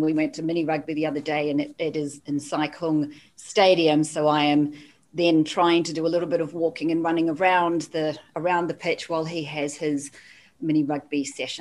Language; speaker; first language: English; native; English